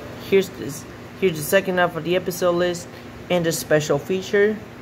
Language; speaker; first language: English; native; English